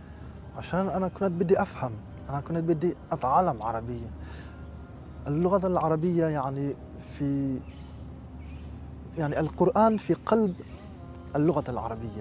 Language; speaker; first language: Arabic; non-native, fluent; French